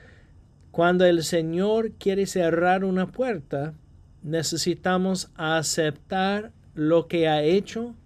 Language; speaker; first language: Spanish; non-native, fluent; English